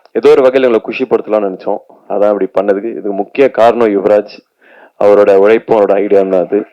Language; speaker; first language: Tamil; native; Tamil